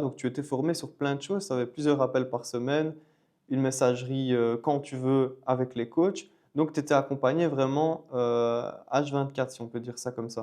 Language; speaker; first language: French; native; French